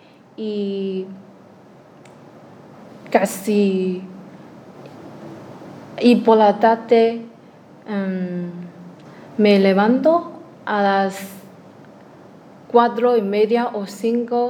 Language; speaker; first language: Spanish; non-native, learner; Chinese